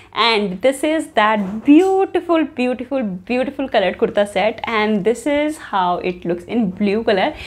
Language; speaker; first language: Hindi; native; Hindi